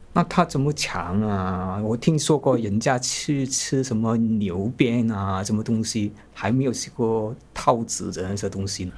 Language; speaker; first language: Chinese; non-native, local second language; Cantonese